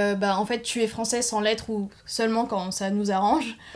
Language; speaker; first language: French; native; French